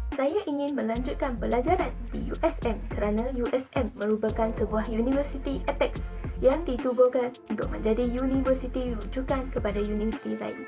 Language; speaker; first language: Malay; non-native, local second language; Chinese